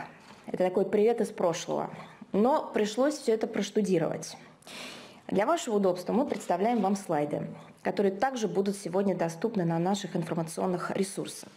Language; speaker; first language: Russian; native; Russian